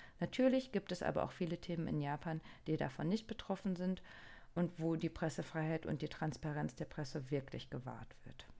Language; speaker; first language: German; non-native, fluent; Japanese